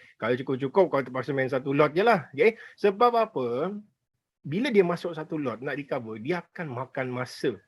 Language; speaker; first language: Malay; native; Malay